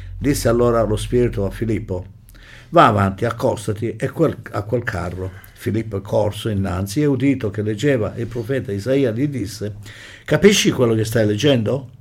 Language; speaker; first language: Italian; native; Italian